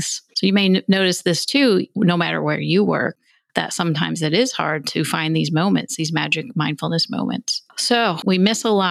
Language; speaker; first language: English; native; English